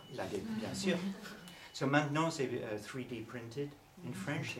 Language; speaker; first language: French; non-native, learner; English